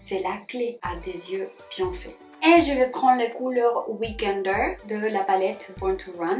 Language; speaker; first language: French; non-native, fluent; Spanish